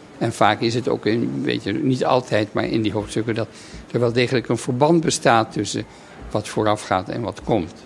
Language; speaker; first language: Dutch; native; Dutch